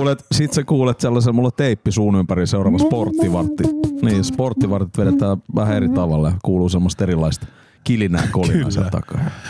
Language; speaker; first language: Finnish; native; Finnish